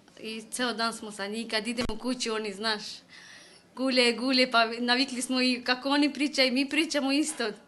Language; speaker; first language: Serbian; non-native, local second language; Turkish